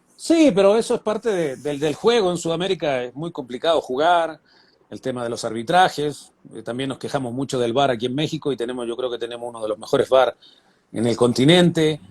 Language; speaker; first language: Spanish; native; Spanish